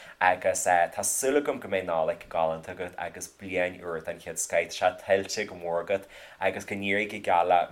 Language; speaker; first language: Irish; native; Irish